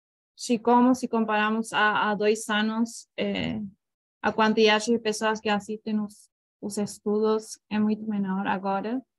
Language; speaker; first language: Portuguese; non-native, fluent; Spanish